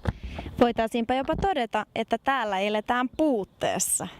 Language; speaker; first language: Finnish; native; Finnish